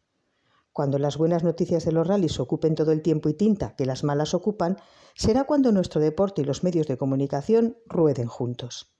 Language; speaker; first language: Spanish; native; Spanish